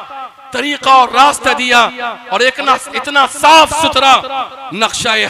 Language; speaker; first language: Urdu; native; Urdu